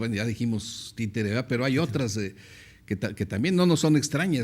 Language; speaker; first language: Spanish; native; Spanish